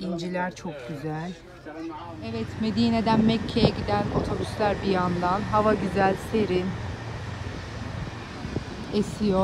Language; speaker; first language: Turkish; native; Turkish